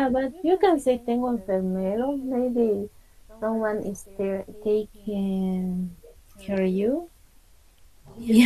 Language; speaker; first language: English; non-native, fluent; Spanish